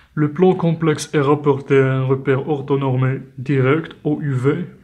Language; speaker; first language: French; non-native, local second language; Arabic